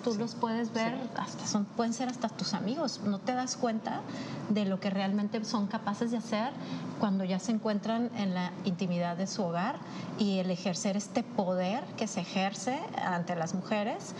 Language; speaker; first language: Spanish; native; Spanish